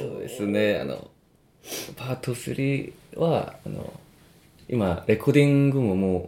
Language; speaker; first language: Japanese; non-native, fluent; Korean